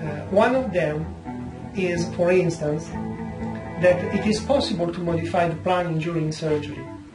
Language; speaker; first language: English; non-native, fluent; Italian